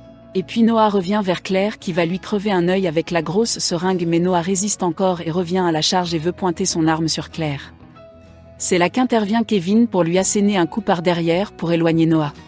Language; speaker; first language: French; non-native, local second language; Haitian Creole